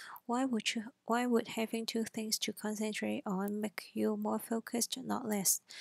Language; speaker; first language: English; non-native, local second language; Cantonese